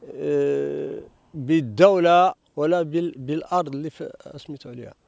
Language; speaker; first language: Arabic; native; Arabic